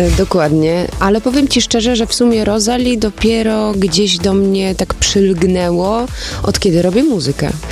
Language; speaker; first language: Polish; early bilingual, heritage; Polish